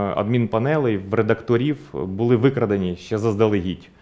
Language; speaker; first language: Ukrainian; native; Ukrainian